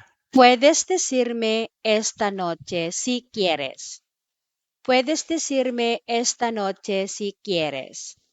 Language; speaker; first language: Spanish; non-native, fluent; Filipino